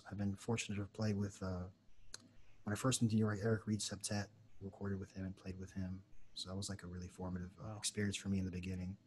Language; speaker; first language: English; native; English